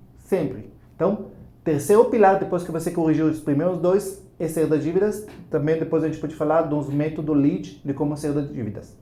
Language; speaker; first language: Portuguese; non-native, fluent; Hebrew